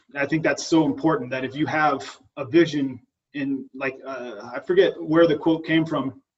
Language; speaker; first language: English; native; English